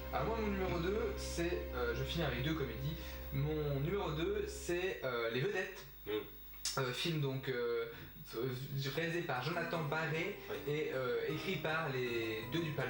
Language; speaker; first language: French; native; French